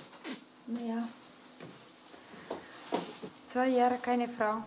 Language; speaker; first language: German; non-native, learner; Romanian